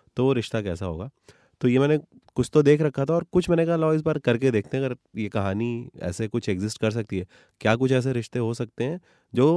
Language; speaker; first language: Hindi; native; Hindi